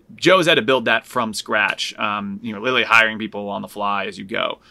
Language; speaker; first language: English; native; English